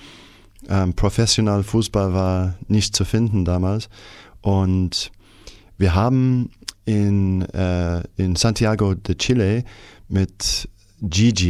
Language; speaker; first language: German; non-native, fluent; English